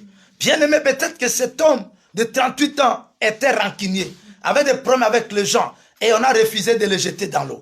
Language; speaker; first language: French; non-native, local second language; Lingala